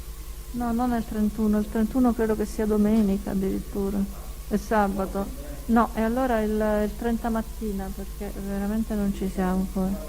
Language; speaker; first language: Italian; native; Italian